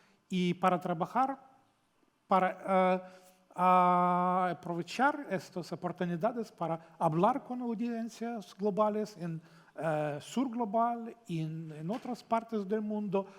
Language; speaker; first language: Spanish; non-native, fluent; Ukrainian